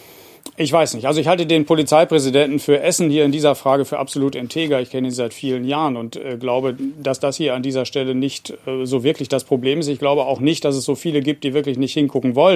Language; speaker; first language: German; native; German